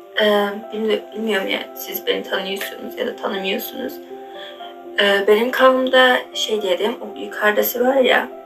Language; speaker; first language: Turkish; non-native, learner; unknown